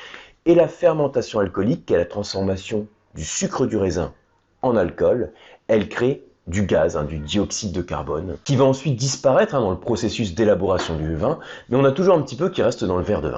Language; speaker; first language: French; native; French